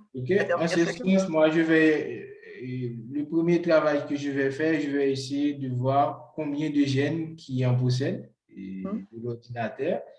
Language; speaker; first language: French; non-native, local second language; Haitian Creole